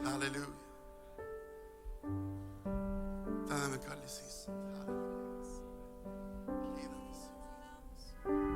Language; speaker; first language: Estonian; non-native, local second language; Russian